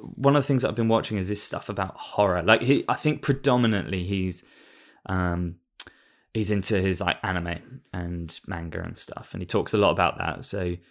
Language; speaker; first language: English; native; English